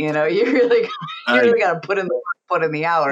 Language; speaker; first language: English; native; English